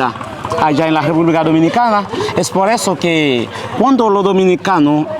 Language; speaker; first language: Spanish; early bilingual, heritage; Haitian Creole